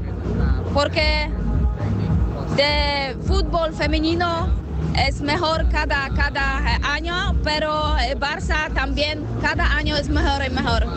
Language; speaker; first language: Spanish; non-native, learner; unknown